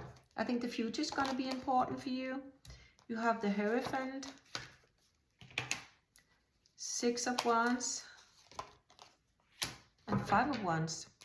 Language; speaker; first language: English; non-native, fluent; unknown